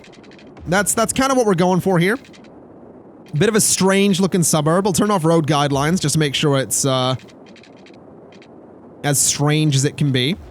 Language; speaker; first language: English; native; English